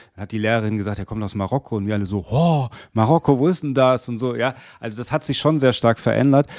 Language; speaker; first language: German; native; German